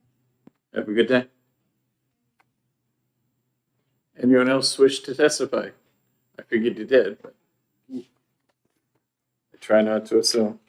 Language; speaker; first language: English; native; English